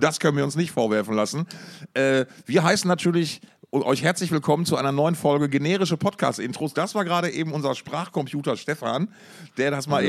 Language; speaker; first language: German; native; German